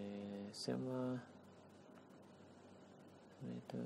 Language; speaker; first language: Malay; non-native, learner; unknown